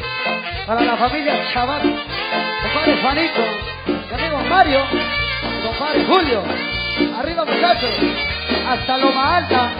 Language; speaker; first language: Spanish; native; Spanish